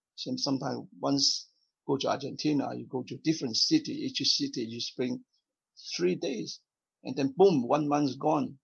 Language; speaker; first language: English; non-native, fluent; Vietnamese